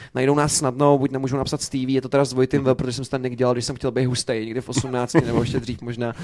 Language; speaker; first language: Czech; native; Czech